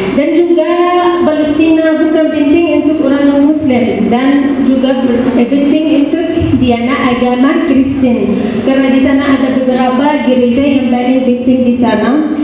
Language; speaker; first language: Indonesian; non-native, learner; Arabic